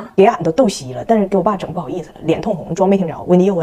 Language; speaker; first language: Chinese; native; Chinese